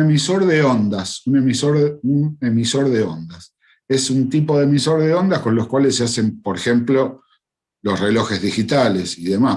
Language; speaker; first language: Spanish; native; Spanish